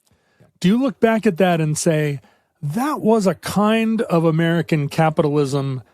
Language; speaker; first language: English; native; English